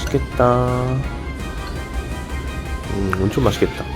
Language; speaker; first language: Korean; non-native, learner; Japanese